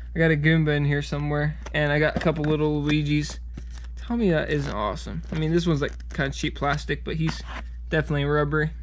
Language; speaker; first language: English; native; English